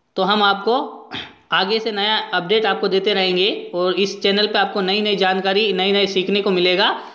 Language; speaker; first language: Hindi; native; Hindi